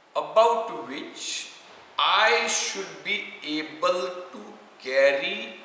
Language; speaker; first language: English; non-native, local second language; Marathi